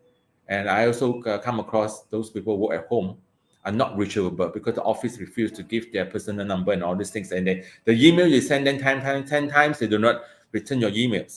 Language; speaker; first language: English; non-native, local second language; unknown